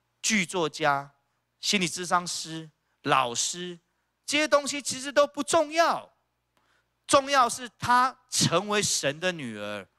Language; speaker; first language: Chinese; native; Chinese